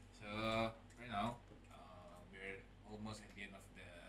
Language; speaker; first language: English; non-native, local second language; Malay